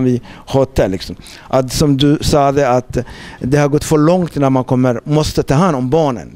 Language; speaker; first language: Swedish; non-native, fluent; Somali